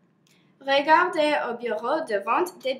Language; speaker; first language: French; non-native, learner; English